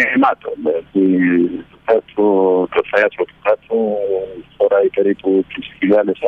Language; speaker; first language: Greek; early bilingual, heritage; Greek